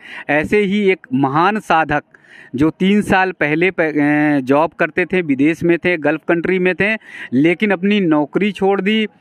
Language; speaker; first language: Hindi; native; Hindi